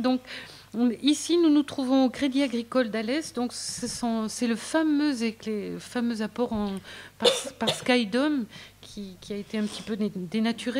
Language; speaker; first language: French; native; French